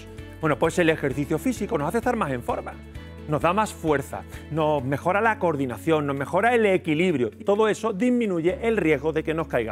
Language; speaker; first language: Spanish; native; Spanish